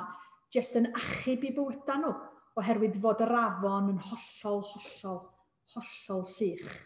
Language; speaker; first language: Welsh; native; Welsh